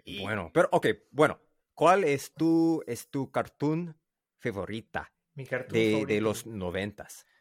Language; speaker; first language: Spanish; non-native, learner; English